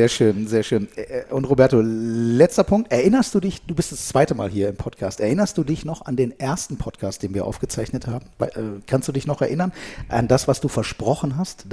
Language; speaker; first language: German; native; German